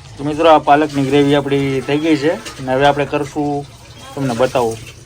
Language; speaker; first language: Gujarati; native; Gujarati